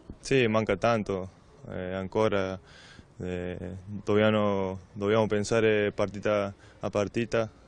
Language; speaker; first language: Italian; non-native, learner; Spanish